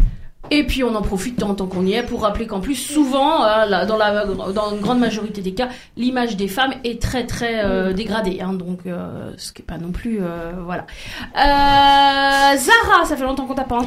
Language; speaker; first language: French; native; French